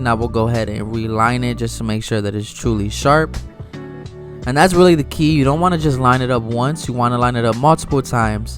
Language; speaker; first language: English; native; English